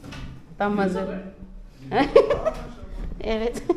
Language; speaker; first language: Turkish; non-native, learner; Filipino